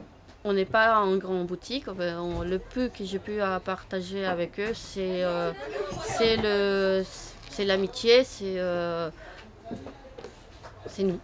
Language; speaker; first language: French; non-native, fluent; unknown